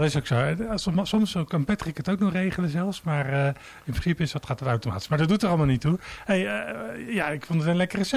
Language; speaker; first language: Dutch; native; Dutch